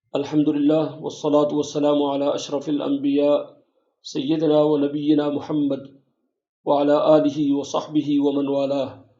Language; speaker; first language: Arabic; non-native, fluent; Urdu